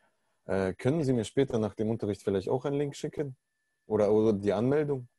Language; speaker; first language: German; native; German